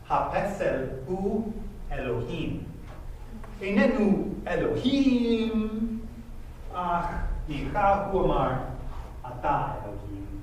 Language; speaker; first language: Hebrew; non-native, fluent; English